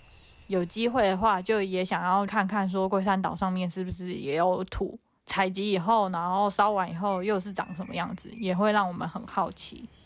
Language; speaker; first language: Chinese; native; Chinese